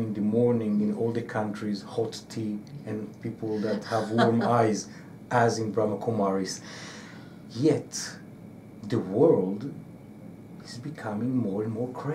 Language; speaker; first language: English; non-native, fluent; Hebrew